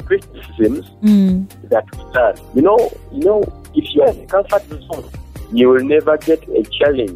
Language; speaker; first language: English; non-native, local second language; Ganda